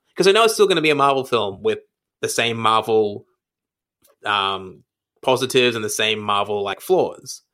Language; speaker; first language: English; native; English